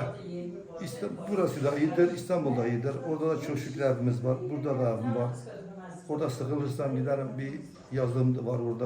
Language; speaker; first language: Turkish; non-native, local second language; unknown